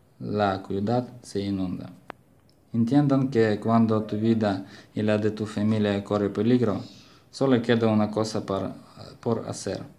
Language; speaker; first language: Spanish; non-native, fluent; Ukrainian